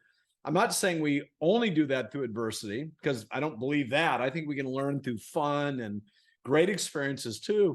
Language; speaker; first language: English; native; English